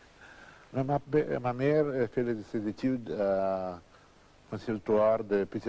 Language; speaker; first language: French; non-native, learner; Russian